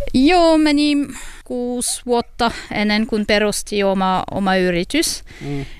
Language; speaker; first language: Finnish; non-native, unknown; French